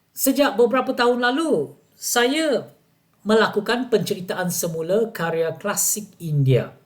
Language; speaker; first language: Malay; non-native, local second language; Tamil